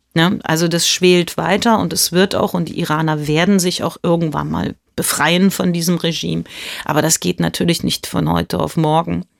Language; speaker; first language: German; early bilingual, heritage; German